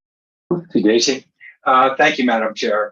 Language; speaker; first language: English; native; English